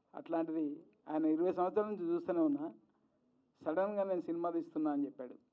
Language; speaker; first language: Telugu; native; Telugu